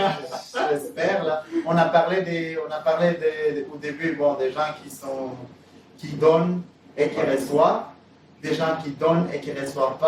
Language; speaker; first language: French; native; French